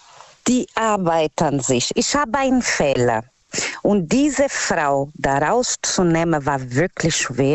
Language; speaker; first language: German; non-native, learner; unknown